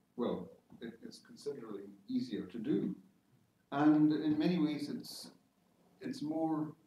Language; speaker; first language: English; native; English